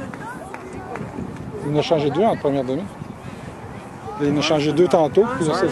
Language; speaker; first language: French; native; French